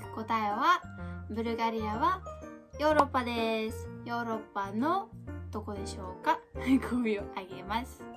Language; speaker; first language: Japanese; non-native, fluent; Bulgarian